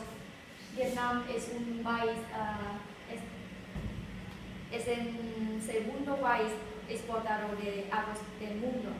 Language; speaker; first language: Spanish; non-native, learner; Vietnamese